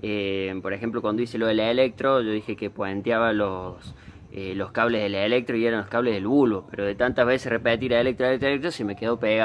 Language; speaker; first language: Spanish; native; Spanish